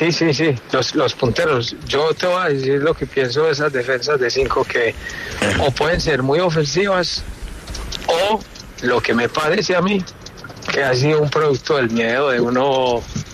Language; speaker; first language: Spanish; native; Spanish